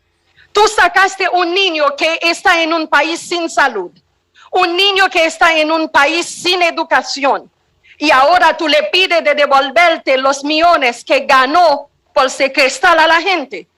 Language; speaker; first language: Spanish; non-native, fluent; Haitian Creole